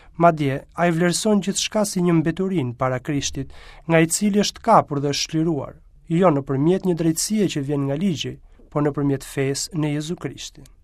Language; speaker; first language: Albanian; native; Albanian